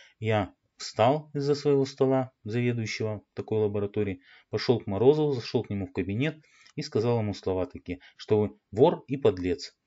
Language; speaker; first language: Russian; native; Russian